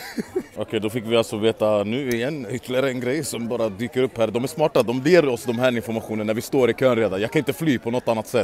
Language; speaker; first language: Swedish; native; Swedish